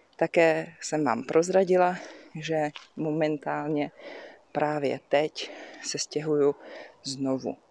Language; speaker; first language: Czech; native; Czech